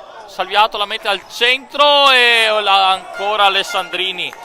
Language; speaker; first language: Italian; native; Italian